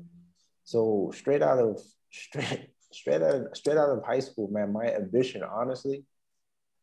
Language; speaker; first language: English; native; English